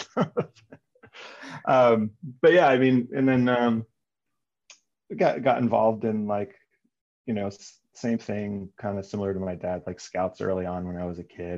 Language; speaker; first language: English; native; English